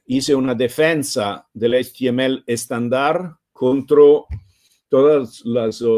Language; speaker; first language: Spanish; non-native, fluent; Italian